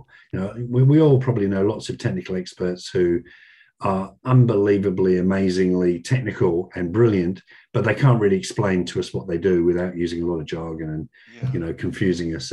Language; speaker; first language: English; native; English